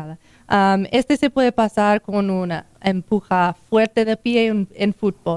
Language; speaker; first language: Spanish; non-native, learner; English